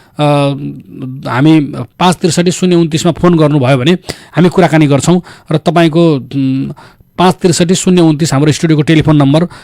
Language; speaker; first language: Nepali; native; Nepali